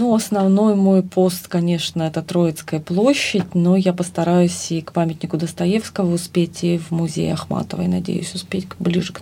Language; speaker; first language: Russian; native; Russian